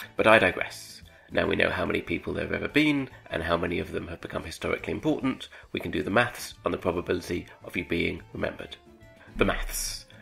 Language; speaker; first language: English; native; English